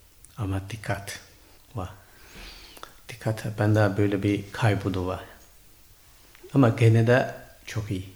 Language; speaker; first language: Turkish; non-native, learner; Chinese